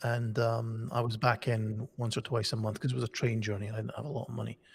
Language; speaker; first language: English; native; English